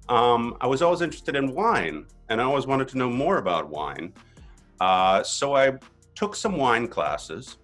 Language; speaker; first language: English; native; English